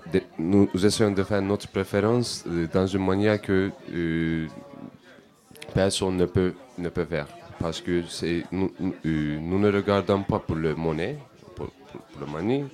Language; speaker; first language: French; non-native, learner; Turkish